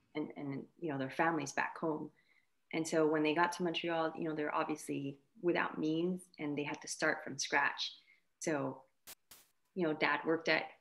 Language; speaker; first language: English; native; English